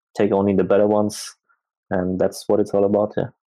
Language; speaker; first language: English; non-native, fluent; German